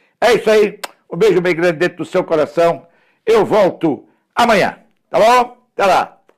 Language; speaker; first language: Portuguese; early bilingual, other home language; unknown